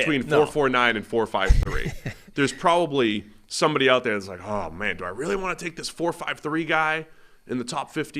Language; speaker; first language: English; native; English